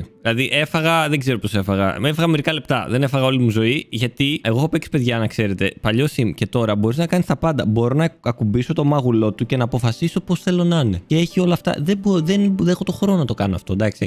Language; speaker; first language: Greek; native; Greek